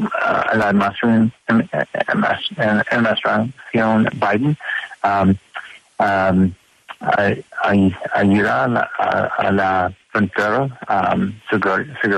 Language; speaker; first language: Spanish; non-native, learner; English